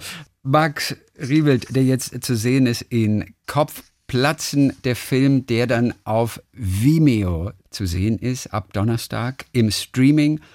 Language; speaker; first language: German; native; German